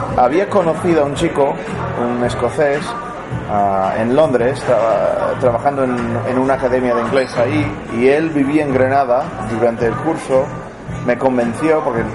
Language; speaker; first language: Spanish; non-native, fluent; English